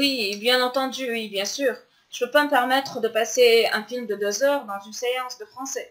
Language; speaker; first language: French; non-native, local second language; Arabic